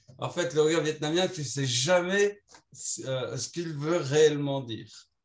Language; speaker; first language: French; native; French